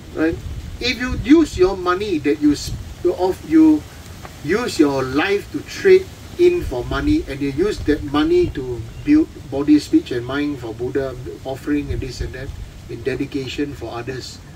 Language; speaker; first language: English; non-native, local second language; Chinese